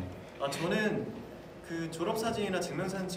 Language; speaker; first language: Korean; native; Korean